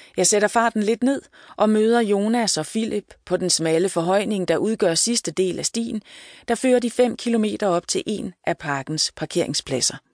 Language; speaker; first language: Danish; native; Danish